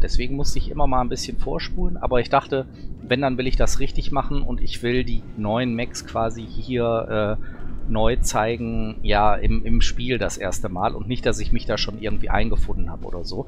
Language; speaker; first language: German; native; German